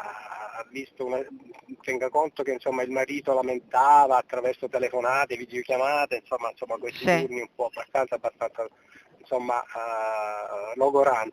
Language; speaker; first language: Italian; native; Italian